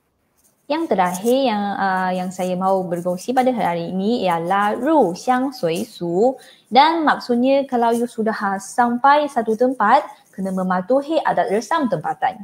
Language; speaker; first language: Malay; non-native, fluent; Chinese